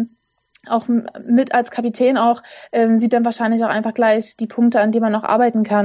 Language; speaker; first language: German; native; German